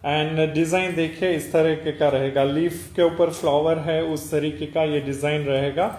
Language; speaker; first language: Hindi; non-native, local second language; Telugu